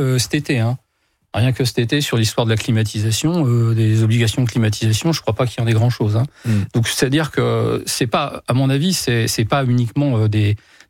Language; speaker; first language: French; native; French